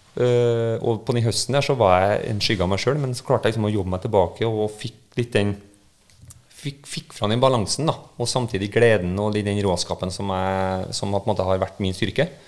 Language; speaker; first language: Norwegian; native; Norwegian